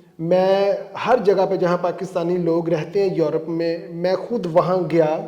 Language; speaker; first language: Urdu; non-native, local second language; Punjabi